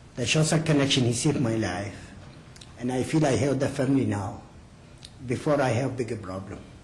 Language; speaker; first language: English; non-native, learner; Arabic